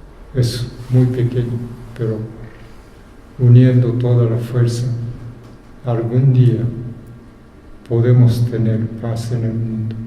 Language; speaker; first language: Spanish; non-native, fluent; Japanese